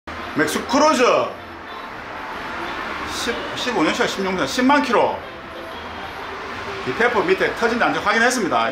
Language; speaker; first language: Korean; native; Korean